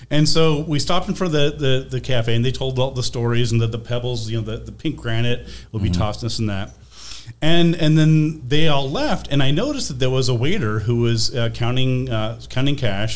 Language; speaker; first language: English; native; English